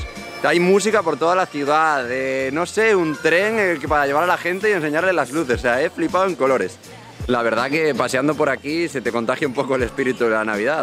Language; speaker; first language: Spanish; native; Spanish